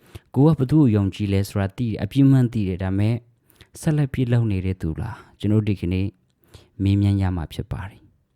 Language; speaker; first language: Burmese; native; Burmese